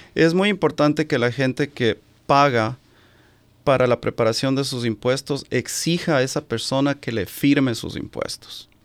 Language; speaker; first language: Spanish; native; Spanish